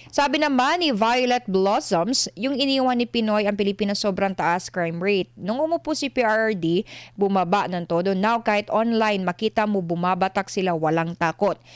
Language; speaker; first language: Filipino; non-native, local second language; Cebuano